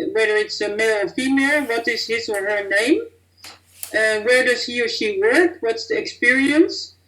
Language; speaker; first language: English; non-native, fluent; Dutch